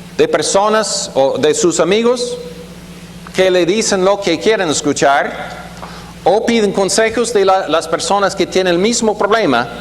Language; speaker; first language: Spanish; non-native, fluent; German